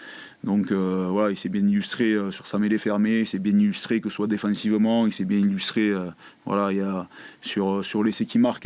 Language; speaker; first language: French; native; French